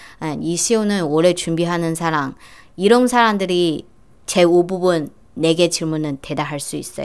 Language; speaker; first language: Korean; non-native, fluent; Chinese